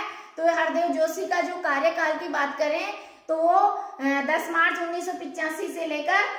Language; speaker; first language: Hindi; native; Hindi